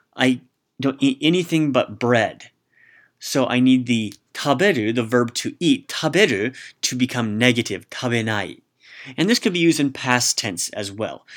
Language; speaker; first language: English; native; English